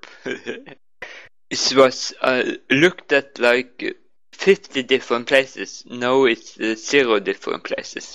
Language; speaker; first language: English; non-native, learner; Norwegian